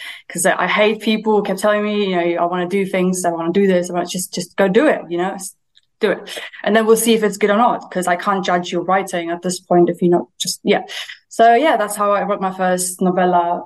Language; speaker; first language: English; early bilingual, other home language; German